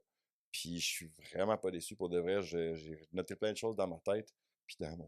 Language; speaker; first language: French; native; French